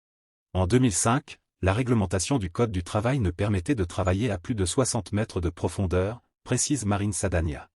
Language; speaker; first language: French; native; French